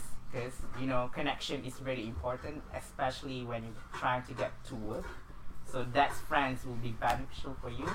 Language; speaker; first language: English; non-native, local second language; Malay